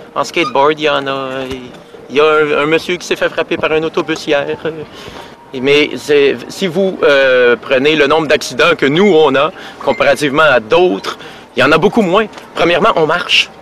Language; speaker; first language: French; native; French